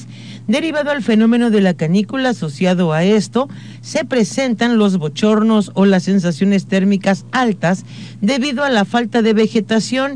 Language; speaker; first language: Spanish; native; Spanish